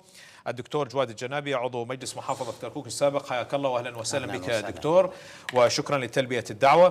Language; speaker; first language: Arabic; native; Arabic